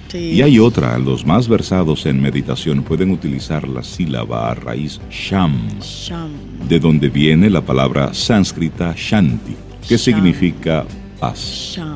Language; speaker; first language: Spanish; native; Spanish